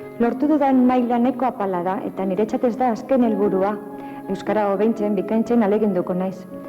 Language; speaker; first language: Basque; non-native, local second language; Spanish